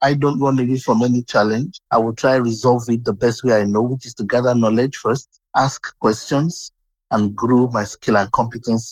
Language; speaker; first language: English; non-native, local second language; Yoruba